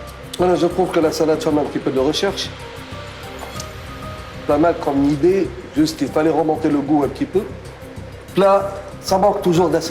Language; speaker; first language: French; non-native, local second language; Arabic